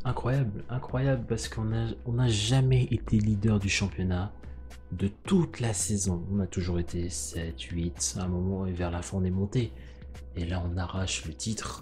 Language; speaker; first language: French; native; French